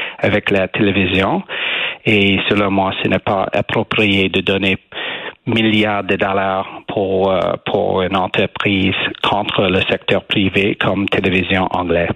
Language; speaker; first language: French; non-native, learner; English